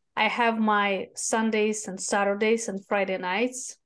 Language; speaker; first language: English; non-native, fluent; Russian